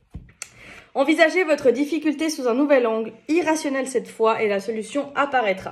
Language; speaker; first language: French; native; French